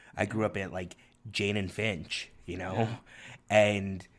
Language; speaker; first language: English; non-native, fluent; Korean